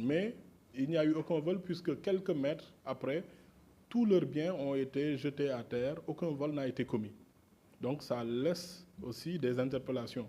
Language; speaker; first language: French; non-native, local second language; Wolof